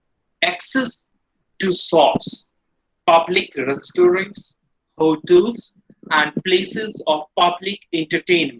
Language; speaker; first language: English; non-native, local second language; Hindi